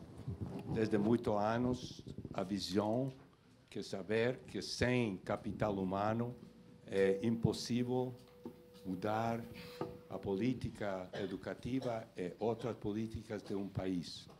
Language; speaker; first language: Portuguese; non-native, learner; Spanish